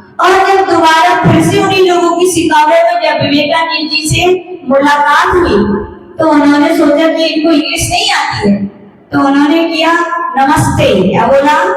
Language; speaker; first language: Hindi; native; Hindi